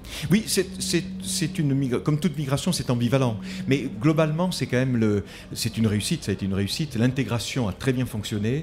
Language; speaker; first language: French; native; French